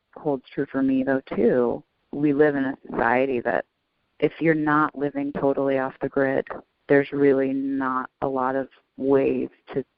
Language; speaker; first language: English; native; English